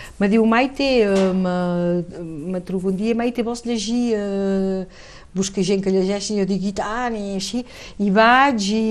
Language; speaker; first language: Catalan; native; Catalan